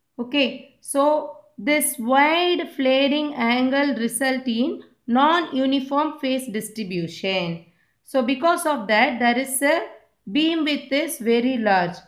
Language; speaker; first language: English; non-native, local second language; Tamil